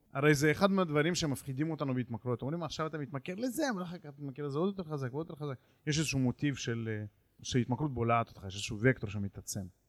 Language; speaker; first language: Hebrew; native; Hebrew